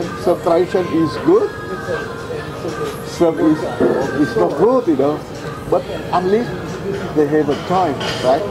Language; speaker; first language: English; non-native, learner; Vietnamese